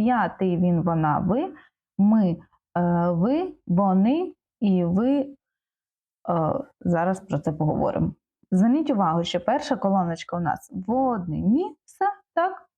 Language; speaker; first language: Ukrainian; native; Ukrainian